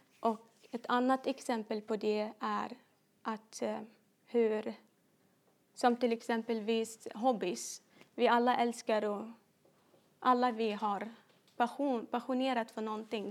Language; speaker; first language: Swedish; non-native, fluent; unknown